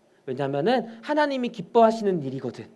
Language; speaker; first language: Korean; native; Korean